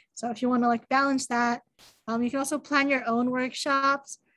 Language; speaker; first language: English; native; English